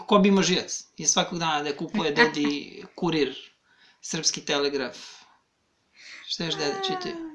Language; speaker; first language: Serbian; native; Serbian